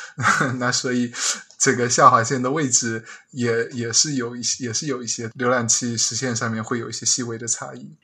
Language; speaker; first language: Chinese; native; Chinese